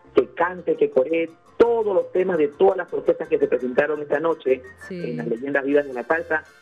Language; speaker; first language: Spanish; native; Spanish